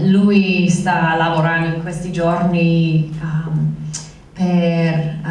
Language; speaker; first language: Italian; non-native, fluent; English